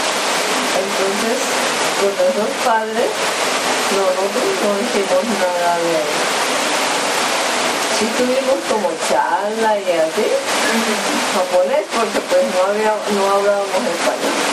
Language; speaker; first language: Spanish; early bilingual, other home language; Japanese